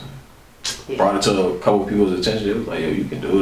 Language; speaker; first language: English; native; English